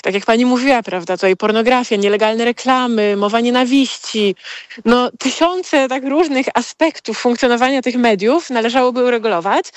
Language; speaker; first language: Polish; native; Polish